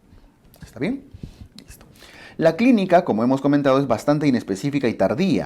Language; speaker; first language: Spanish; native; Spanish